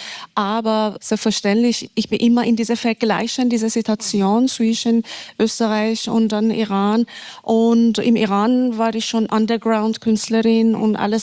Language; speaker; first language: German; non-native, learner; Persian